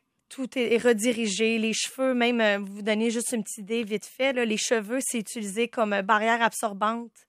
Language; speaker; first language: French; native; French